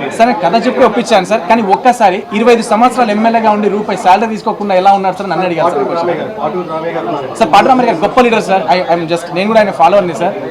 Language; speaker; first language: Telugu; native; Telugu